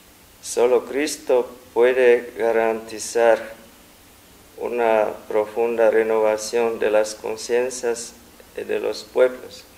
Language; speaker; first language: Spanish; non-native, fluent; Vietnamese